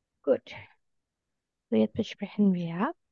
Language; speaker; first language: German; non-native, fluent; Indonesian